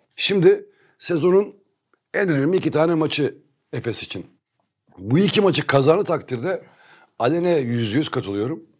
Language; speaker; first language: Turkish; native; Turkish